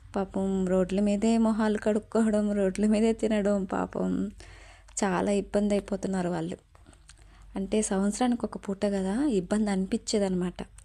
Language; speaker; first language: Telugu; non-native, local second language; Urdu